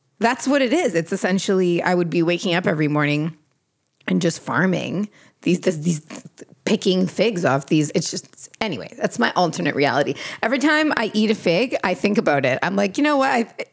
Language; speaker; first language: English; non-native, fluent; Portuguese